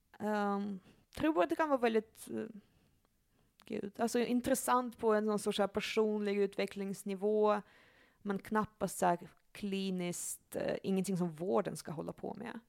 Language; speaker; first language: Swedish; early bilingual, other home language; Russian